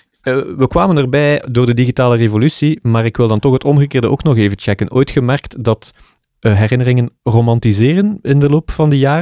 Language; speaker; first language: Dutch; native; Dutch